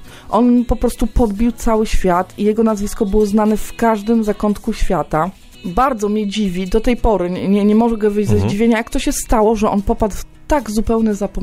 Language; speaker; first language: Polish; native; Polish